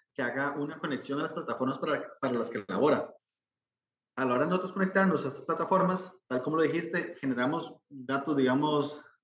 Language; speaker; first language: Spanish; native; Spanish